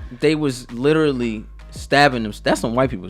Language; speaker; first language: English; native; English